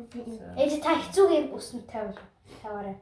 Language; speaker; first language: Mongolian; early bilingual, heritage; Mongolian